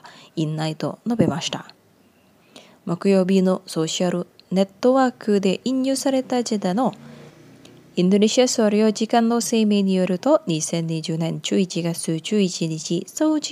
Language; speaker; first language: Japanese; non-native, fluent; Indonesian